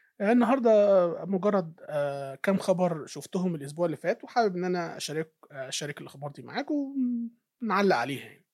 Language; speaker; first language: Arabic; native; Arabic